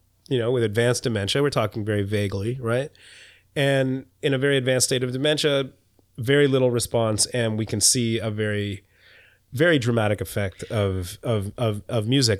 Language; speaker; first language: English; native; English